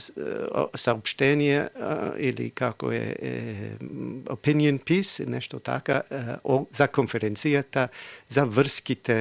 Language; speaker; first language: Macedonian; non-native, fluent; English